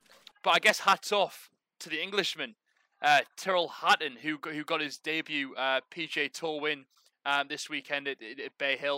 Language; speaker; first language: English; native; English